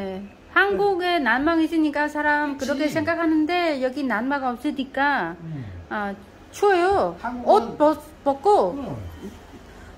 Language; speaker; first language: Korean; non-native, learner; Vietnamese